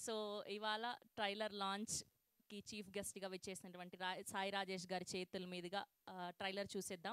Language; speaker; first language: Telugu; native; Telugu